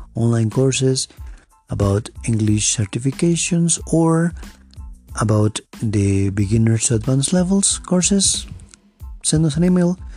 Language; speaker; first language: English; non-native, fluent; Spanish